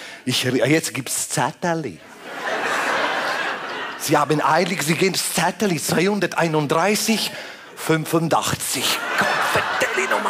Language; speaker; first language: German; non-native, fluent; Italian